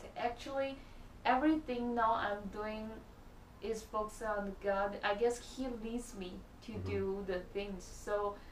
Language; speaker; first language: English; non-native, learner; Chinese